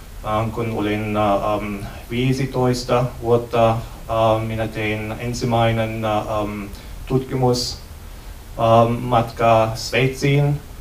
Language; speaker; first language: Finnish; non-native, learner; German